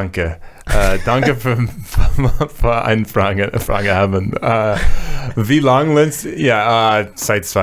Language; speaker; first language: German; non-native, learner; English